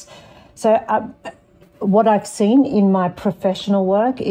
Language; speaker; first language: English; native; English